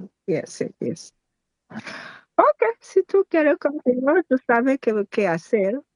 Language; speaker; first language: Spanish; non-native, learner; Haitian Creole